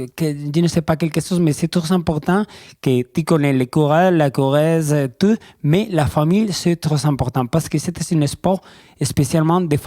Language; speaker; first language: French; non-native, learner; Spanish